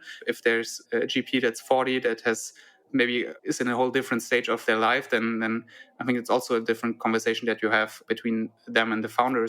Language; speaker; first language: English; non-native, fluent; German